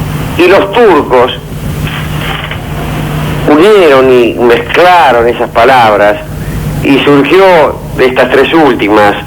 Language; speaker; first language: Spanish; native; Spanish